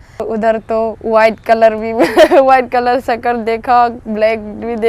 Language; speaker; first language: Hindi; non-native, local second language; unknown